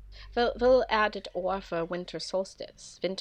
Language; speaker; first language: Danish; non-native, fluent; English